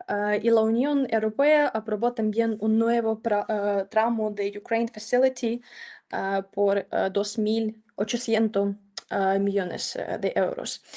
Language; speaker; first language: Spanish; non-native, fluent; Ukrainian